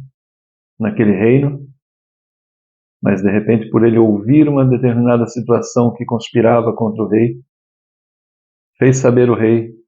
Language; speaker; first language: Portuguese; native; Portuguese